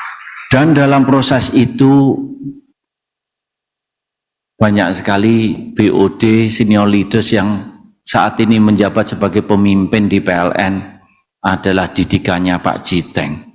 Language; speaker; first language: Indonesian; native; Indonesian